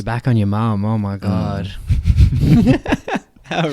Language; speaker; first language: English; native; English